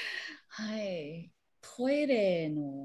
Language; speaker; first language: Japanese; non-native, learner; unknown